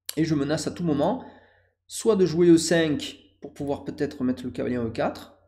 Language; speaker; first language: French; native; French